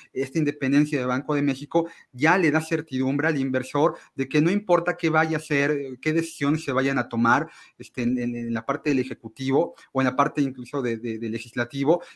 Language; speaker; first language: Spanish; native; Spanish